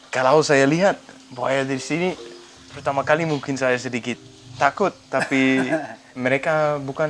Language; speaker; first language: Indonesian; non-native, learner; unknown